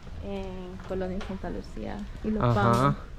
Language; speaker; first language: Spanish; native; Spanish